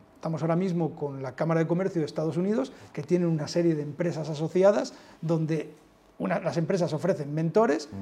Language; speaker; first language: Spanish; native; Spanish